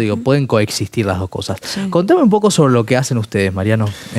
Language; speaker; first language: Spanish; native; Spanish